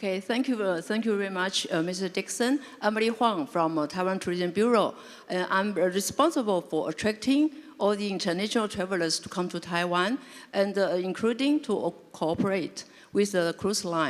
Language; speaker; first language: English; non-native, learner; Chinese